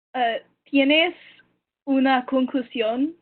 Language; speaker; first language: Spanish; non-native, learner; English